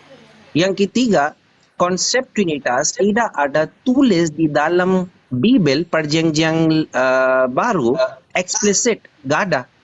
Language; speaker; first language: Indonesian; non-native, learner; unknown